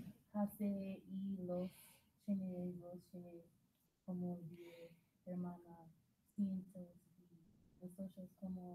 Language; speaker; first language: Spanish; non-native, learner; English